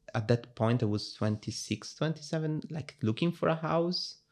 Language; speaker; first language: English; non-native, fluent; Italian